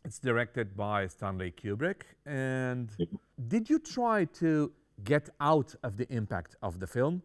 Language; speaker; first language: English; non-native, fluent; Romanian